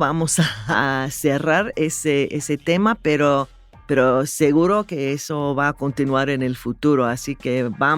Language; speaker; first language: Spanish; non-native, fluent; English